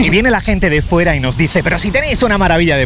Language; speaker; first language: Spanish; native; Spanish